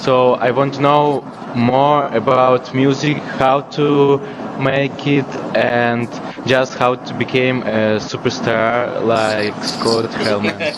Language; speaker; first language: English; non-native, learner; Russian